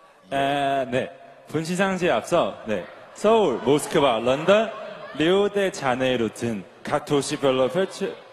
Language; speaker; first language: Korean; non-native, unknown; Chinese